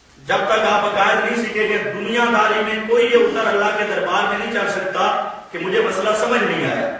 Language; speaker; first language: Urdu; non-native, local second language; Punjabi